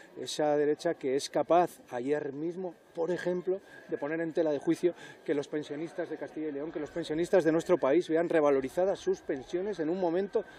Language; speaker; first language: Spanish; native; Spanish